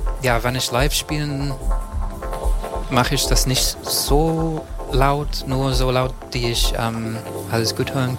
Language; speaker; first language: German; non-native, learner; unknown